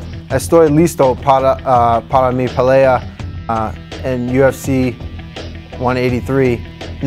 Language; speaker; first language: Spanish; non-native, learner; English